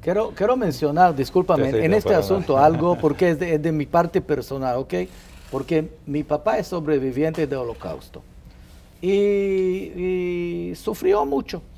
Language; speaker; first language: Spanish; non-native, fluent; Hebrew